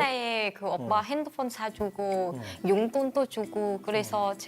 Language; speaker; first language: Korean; non-native, learner; Vietnamese